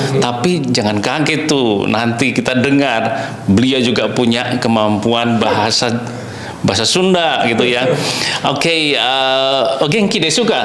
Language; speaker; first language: Indonesian; native; Indonesian